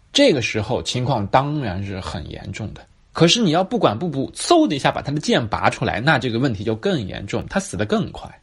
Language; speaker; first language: Chinese; native; Chinese